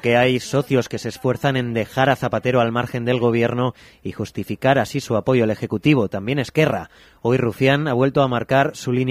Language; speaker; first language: Spanish; native; Spanish